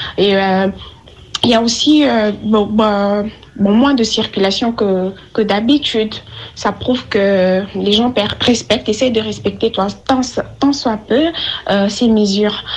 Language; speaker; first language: French; non-native, local second language; Lingala